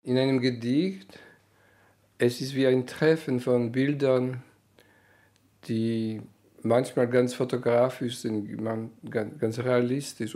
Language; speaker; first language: German; non-native, fluent; Polish